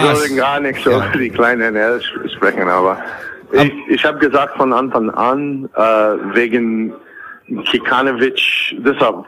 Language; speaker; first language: German; non-native, fluent; English